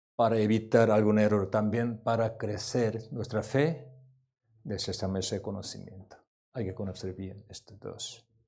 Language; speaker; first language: Spanish; non-native, learner; Korean